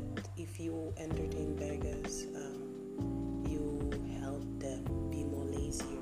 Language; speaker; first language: English; non-native, fluent; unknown